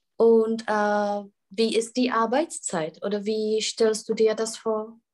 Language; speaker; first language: German; non-native, fluent; Czech